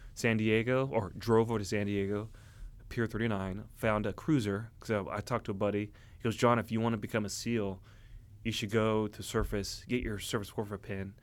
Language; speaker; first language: English; native; English